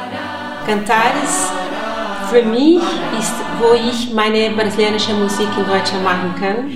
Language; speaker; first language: German; non-native, fluent; Portuguese